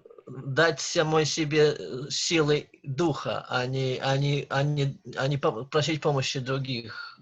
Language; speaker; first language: Russian; native; Russian